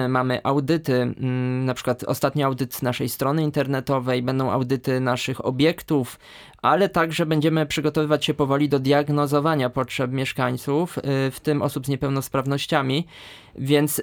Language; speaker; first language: Polish; native; Polish